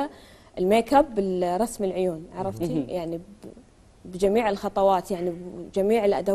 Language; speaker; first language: Arabic; native; Arabic